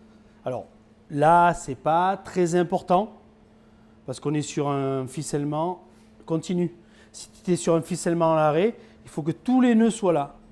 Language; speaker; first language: French; native; French